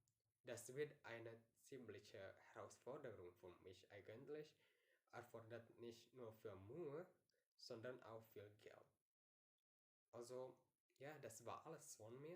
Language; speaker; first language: German; non-native, learner; Indonesian